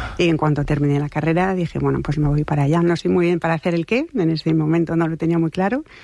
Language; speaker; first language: Spanish; non-native, fluent; French